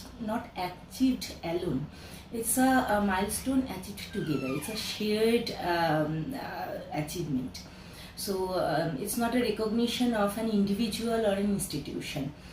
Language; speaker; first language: English; non-native, local second language; Bangla